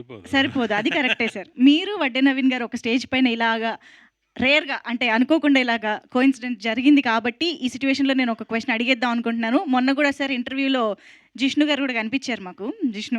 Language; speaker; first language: Telugu; native; Telugu